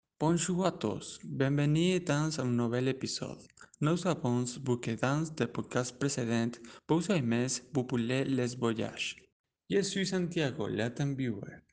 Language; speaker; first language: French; non-native, learner; Spanish